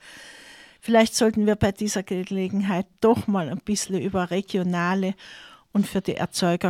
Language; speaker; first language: German; native; German